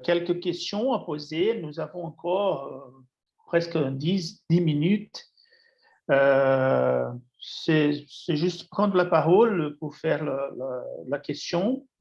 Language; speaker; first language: French; non-native, fluent; Portuguese